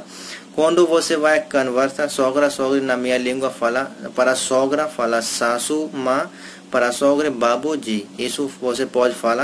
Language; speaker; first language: Portuguese; non-native, learner; Hindi